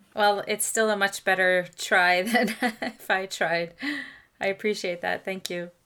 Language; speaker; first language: English; non-native, fluent; French